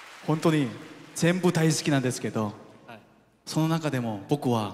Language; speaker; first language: Japanese; non-native, fluent; Korean